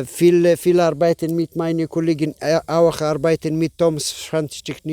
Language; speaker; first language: German; non-native, learner; Arabic